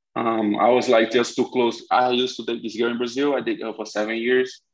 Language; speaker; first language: English; non-native, fluent; Portuguese